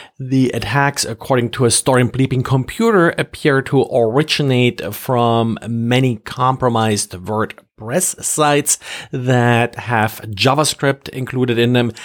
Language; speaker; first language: English; non-native, fluent; German